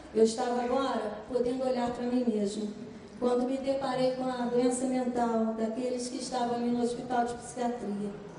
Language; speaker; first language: Portuguese; native; Portuguese